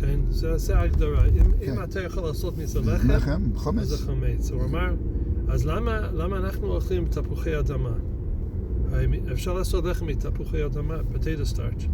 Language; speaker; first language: Hebrew; non-native, fluent; English